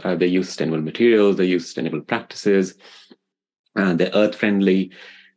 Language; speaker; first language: English; non-native, local second language; Hindi